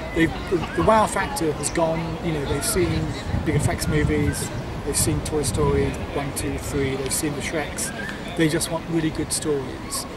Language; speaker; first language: English; native; English